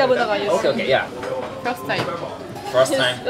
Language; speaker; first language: English; non-native, learner; French